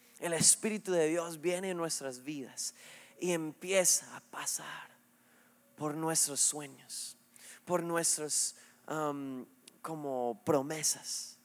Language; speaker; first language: Spanish; non-native, fluent; English